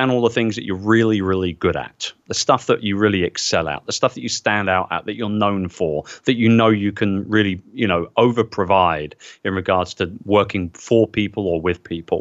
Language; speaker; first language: English; native; English